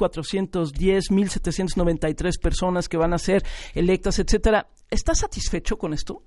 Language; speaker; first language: Spanish; native; Spanish